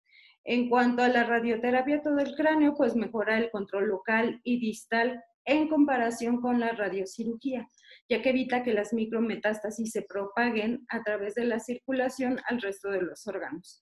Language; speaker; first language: Spanish; native; Spanish